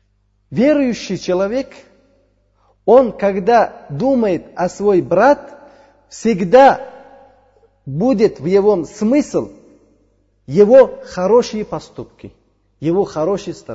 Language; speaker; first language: Russian; non-native, fluent; Uzbek